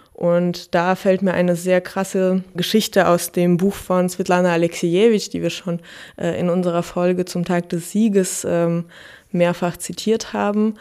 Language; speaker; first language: German; early bilingual, other home language; Russian